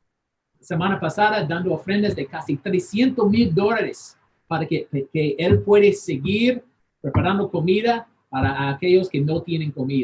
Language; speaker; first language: Spanish; non-native, fluent; English